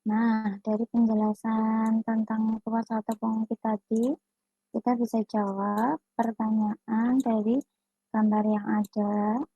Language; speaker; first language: Indonesian; native; Indonesian